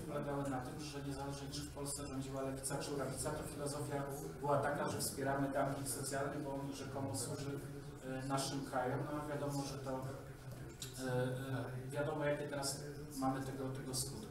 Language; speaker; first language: Polish; native; Polish